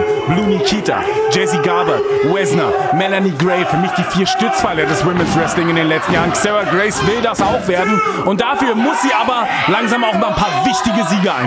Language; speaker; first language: German; native; German